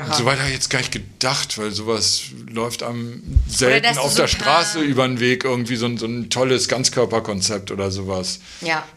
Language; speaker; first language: German; native; German